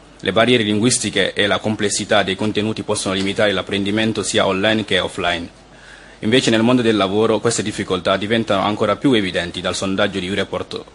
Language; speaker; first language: Italian; non-native, fluent; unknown